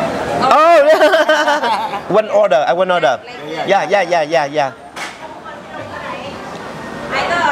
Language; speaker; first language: English; non-native, learner; Vietnamese